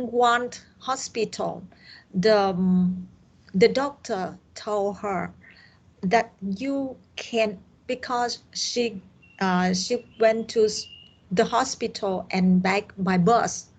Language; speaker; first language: English; non-native, learner; Vietnamese